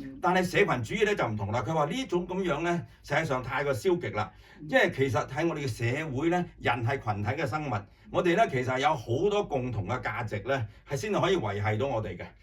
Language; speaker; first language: Cantonese; native; Cantonese